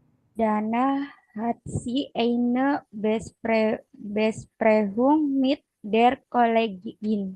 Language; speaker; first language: German; non-native, learner; Indonesian